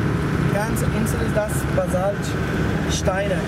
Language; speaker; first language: German; non-native, learner; Portuguese